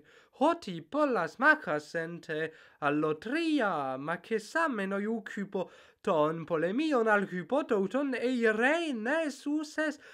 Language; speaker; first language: Greek; non-native, fluent; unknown